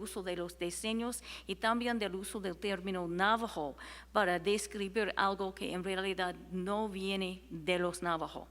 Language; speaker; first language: Spanish; non-native, fluent; English